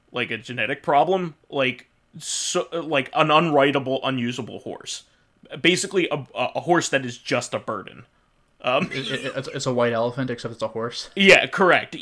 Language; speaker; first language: English; native; English